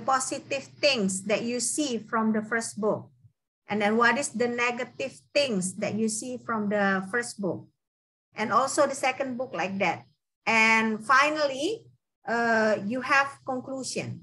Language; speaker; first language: English; non-native, fluent; Indonesian